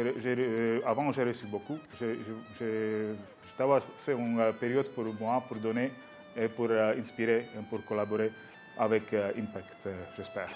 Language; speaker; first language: French; non-native, learner; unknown